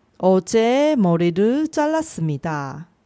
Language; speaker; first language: Korean; non-native, local second language; Chinese